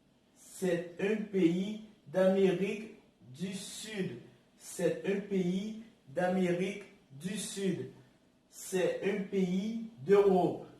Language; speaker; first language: French; non-native, learner; Portuguese